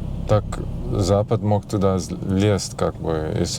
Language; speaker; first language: Russian; non-native, fluent; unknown